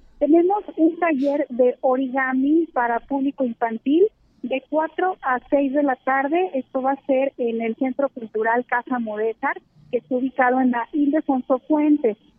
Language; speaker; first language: Spanish; native; Spanish